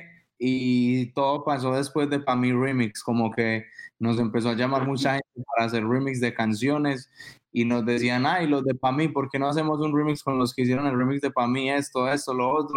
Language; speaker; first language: Spanish; native; Spanish